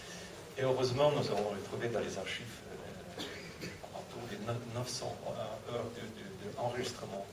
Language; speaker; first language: French; non-native, fluent; Russian